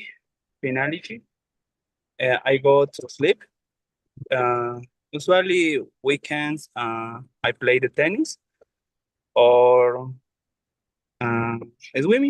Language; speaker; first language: English; non-native, learner; Spanish